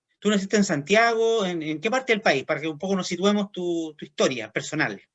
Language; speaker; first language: Spanish; native; Spanish